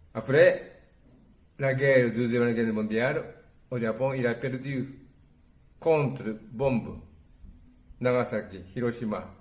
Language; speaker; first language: French; non-native, learner; Japanese